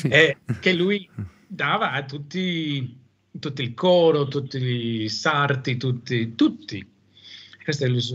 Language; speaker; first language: Italian; non-native, fluent; English